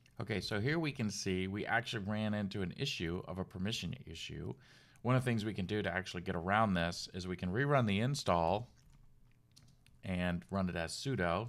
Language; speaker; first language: English; native; English